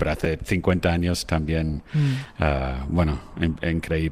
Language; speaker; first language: Spanish; non-native, fluent; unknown